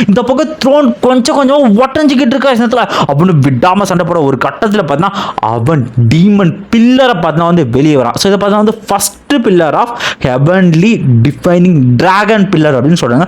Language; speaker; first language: Tamil; native; Tamil